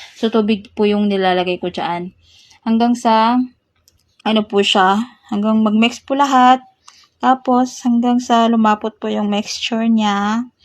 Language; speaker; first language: Filipino; non-native, local second language; Cebuano